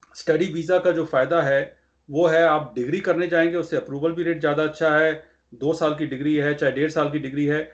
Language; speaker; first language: Hindi; non-native, local second language; Punjabi